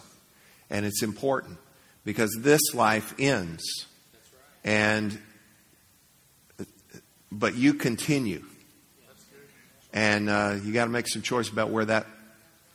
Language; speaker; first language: English; native; English